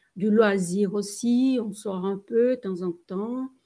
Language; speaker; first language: French; non-native, fluent; Portuguese